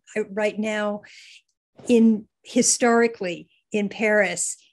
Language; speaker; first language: English; native; English